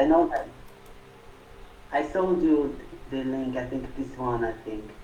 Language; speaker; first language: English; non-native, fluent; Portuguese